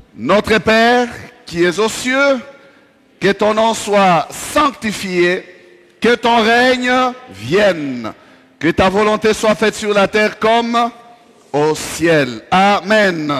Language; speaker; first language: French; non-native, local second language; Swahili